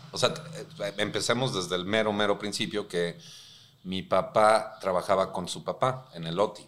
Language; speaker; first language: Spanish; early bilingual, heritage; Spanish